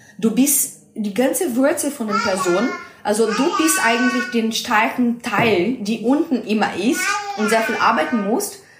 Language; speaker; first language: German; non-native, fluent; Portuguese